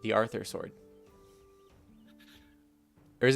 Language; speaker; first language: English; native; English